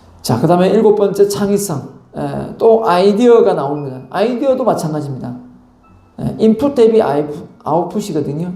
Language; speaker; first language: Korean; native; Korean